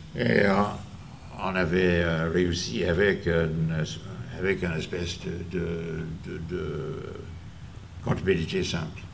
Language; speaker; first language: French; non-native, fluent; English